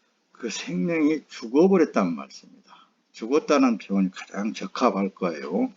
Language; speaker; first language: Korean; native; Korean